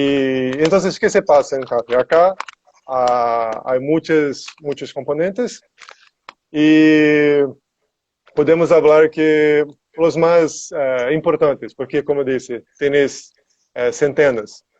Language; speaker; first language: Spanish; non-native, learner; Portuguese